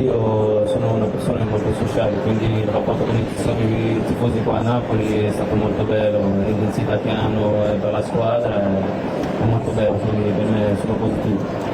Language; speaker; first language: Italian; non-native, fluent; French